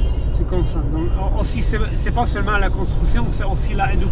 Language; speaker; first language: French; non-native, learner; Czech